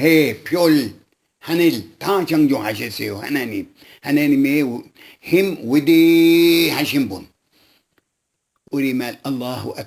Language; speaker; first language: Korean; non-native, local second language; Arabic